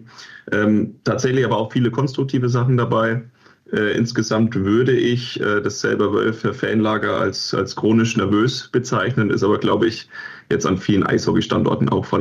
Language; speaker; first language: German; native; German